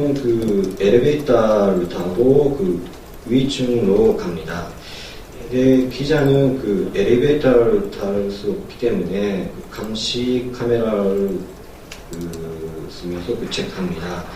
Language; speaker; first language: Korean; non-native, learner; Japanese